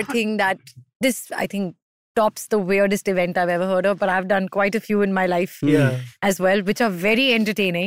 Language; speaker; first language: English; non-native, local second language; Hindi